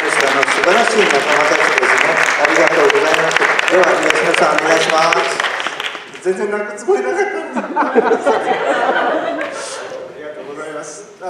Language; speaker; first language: Japanese; native; Japanese